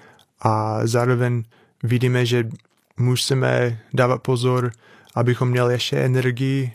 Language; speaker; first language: Czech; non-native, fluent; English